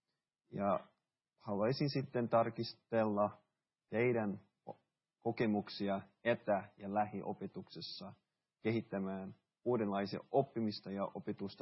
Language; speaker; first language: Finnish; early bilingual, heritage; Finnish